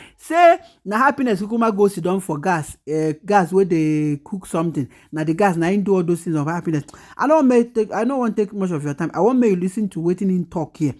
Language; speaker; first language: Nigerian Pidgin; non-native, local second language; Igbo